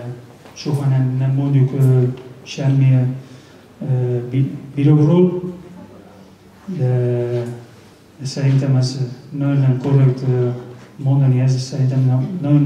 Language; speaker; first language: Hungarian; non-native, learner; Spanish